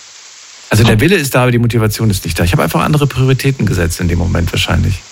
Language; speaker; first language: German; native; German